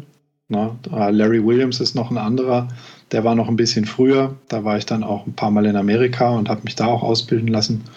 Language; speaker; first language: German; native; German